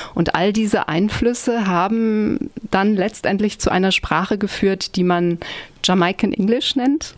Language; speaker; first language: German; native; German